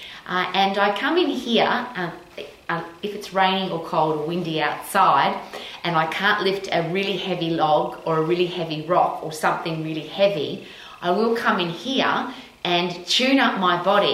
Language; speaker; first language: English; native; English